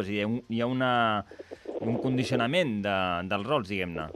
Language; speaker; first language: Catalan; native; Catalan